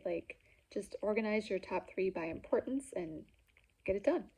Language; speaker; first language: English; native; English